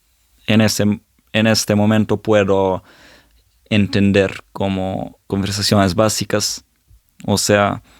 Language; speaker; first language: Spanish; non-native, fluent; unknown